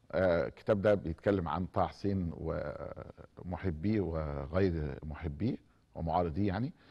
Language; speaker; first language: Arabic; native; Arabic